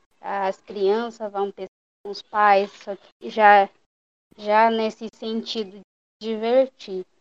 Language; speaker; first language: Portuguese; non-native, local second language; Guarani